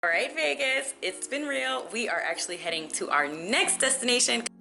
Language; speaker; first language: English; native; English